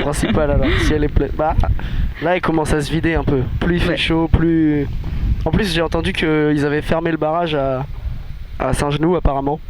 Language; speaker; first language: French; native; French